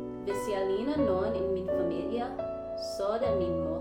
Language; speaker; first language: Danish; non-native, learner; English